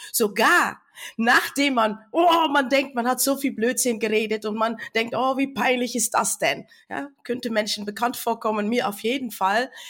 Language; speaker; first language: German; non-native, fluent; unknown